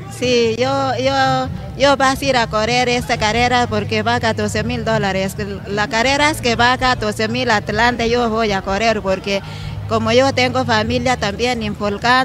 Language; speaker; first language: Spanish; non-native, learner; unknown